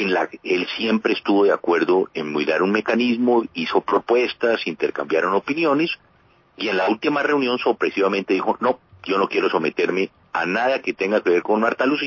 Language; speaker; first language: Spanish; native; Spanish